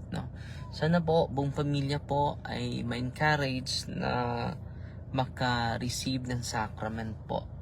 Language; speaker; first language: Filipino; non-native, local second language; Cebuano